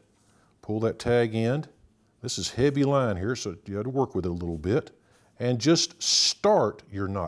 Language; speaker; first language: English; native; English